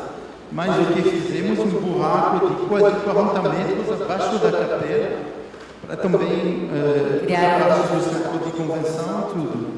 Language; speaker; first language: Portuguese; non-native, fluent; French